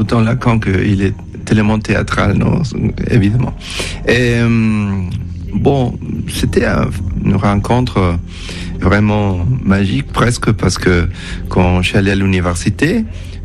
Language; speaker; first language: French; non-native, fluent; Spanish